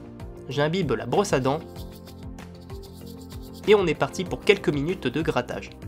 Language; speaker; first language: French; native; French